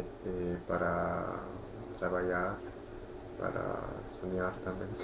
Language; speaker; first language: Galician; non-native, learner; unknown